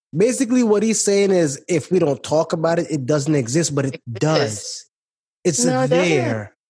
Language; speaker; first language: English; native; English